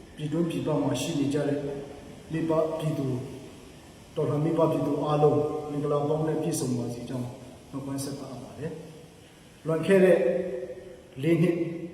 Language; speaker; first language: Burmese; non-native, local second language; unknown